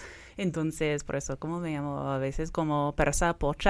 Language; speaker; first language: Spanish; non-native, fluent; English